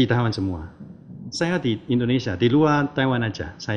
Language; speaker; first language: Indonesian; non-native, learner; Chinese